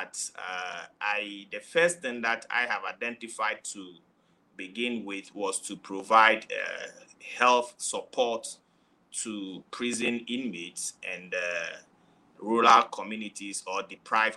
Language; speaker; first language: English; non-native, local second language; Ewe